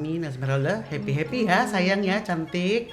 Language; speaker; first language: Indonesian; native; Indonesian